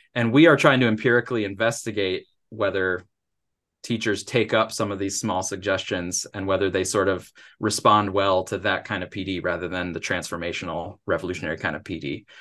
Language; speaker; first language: English; native; English